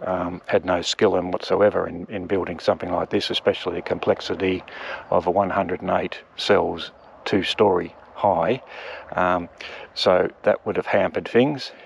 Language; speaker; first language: English; native; English